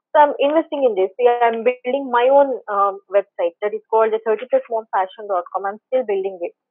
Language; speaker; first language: English; non-native, local second language; Telugu